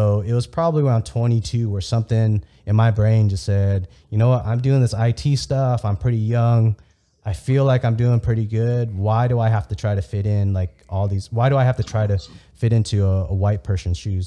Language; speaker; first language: English; early bilingual, other home language; Vietnamese